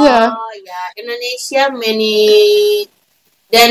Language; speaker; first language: English; non-native, learner; Indonesian